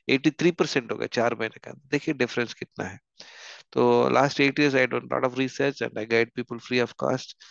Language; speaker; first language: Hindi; non-native, local second language; Telugu